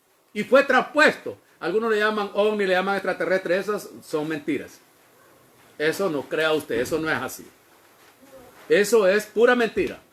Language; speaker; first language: Spanish; native; Spanish